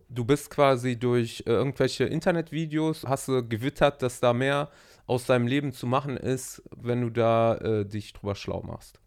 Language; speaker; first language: German; native; German